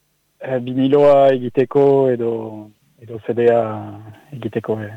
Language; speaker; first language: Basque; non-native, local second language; French